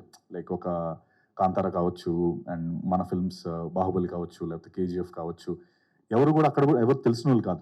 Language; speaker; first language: Telugu; native; Telugu